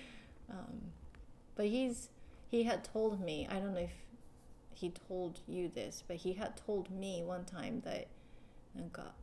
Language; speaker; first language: English; non-native, fluent; Japanese